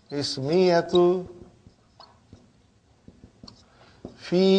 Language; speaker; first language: Arabic; non-native, fluent; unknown